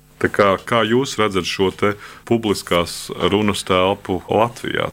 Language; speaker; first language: Latvian; native; Latvian